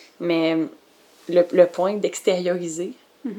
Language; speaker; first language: French; native; French